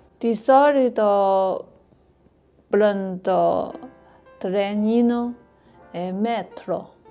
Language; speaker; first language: Italian; non-native, learner; Chinese